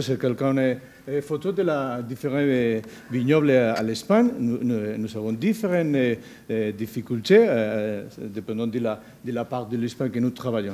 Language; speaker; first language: French; non-native, learner; Spanish